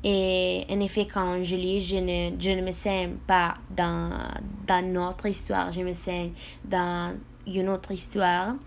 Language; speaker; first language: French; non-native, fluent; Italian